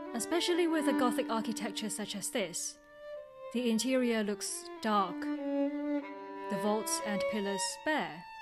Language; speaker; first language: English; non-native, local second language; Cantonese